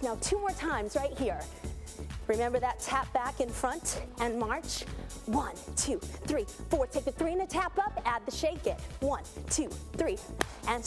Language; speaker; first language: English; native; English